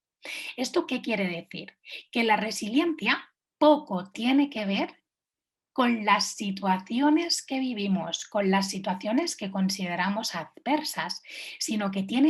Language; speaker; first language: Spanish; native; Spanish